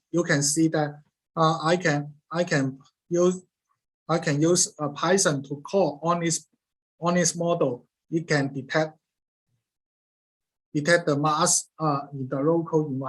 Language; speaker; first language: English; non-native, learner; Cantonese